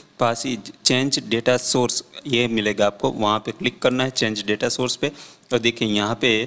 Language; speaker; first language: Hindi; non-native, local second language; Gujarati